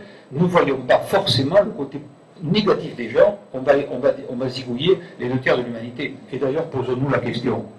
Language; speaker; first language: French; native; French